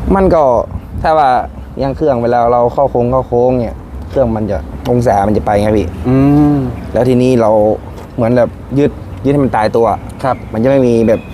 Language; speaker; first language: Thai; native; Thai